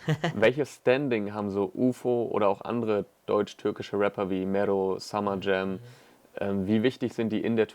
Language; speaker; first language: German; native; German